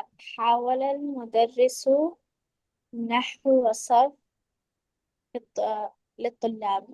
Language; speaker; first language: Arabic; non-native, learner; Urdu